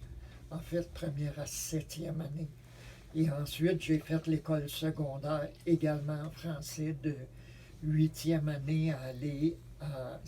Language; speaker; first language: French; native; French